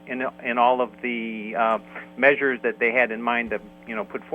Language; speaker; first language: English; native; English